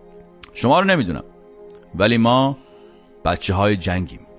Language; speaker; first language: Persian; native; Persian